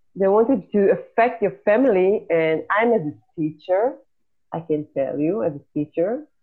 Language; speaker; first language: English; non-native, fluent; Hebrew